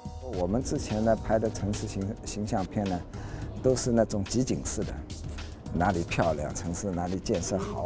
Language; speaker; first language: Chinese; native; Chinese